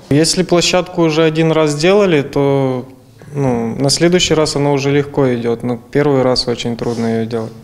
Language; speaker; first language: Russian; native; Russian